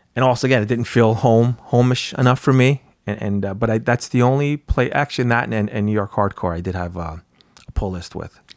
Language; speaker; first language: English; native; English